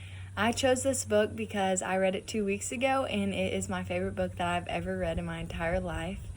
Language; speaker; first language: English; native; English